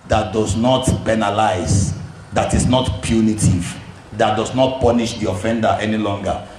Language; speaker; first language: English; non-native, local second language; Yoruba